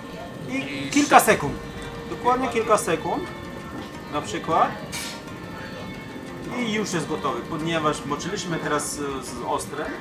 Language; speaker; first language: Polish; non-native, fluent; Chinese